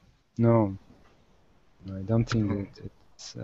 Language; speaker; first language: English; non-native, learner; Russian